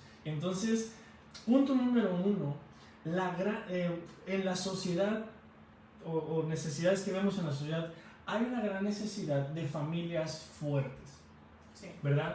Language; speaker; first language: Spanish; native; Spanish